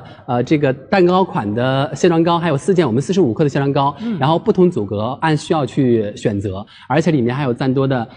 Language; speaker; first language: Chinese; native; Chinese